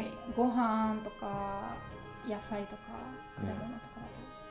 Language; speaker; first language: Japanese; non-native, learner; German